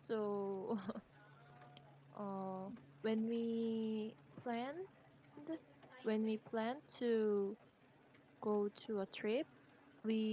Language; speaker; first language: English; non-native, learner; Korean